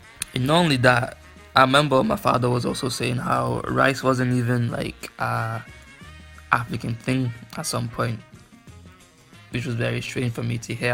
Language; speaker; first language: English; native; English